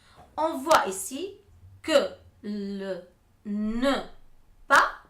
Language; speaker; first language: French; non-native, fluent; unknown